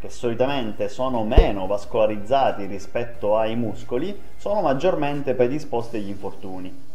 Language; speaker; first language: Italian; native; Italian